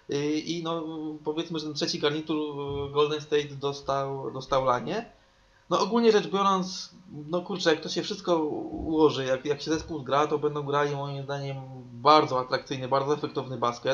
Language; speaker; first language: Polish; native; Polish